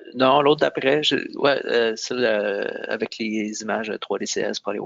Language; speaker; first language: French; native; French